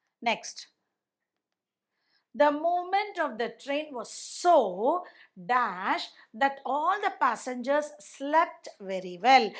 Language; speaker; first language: English; non-native, local second language; Tamil